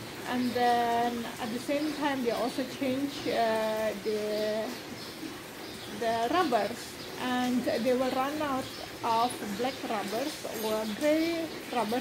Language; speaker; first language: English; non-native, fluent; Indonesian